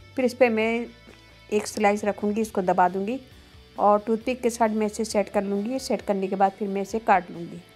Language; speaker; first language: Urdu; native; Urdu